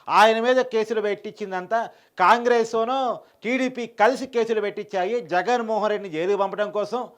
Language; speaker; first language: Telugu; native; Telugu